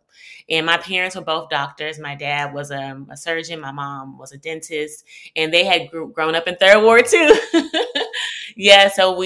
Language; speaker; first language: English; native; English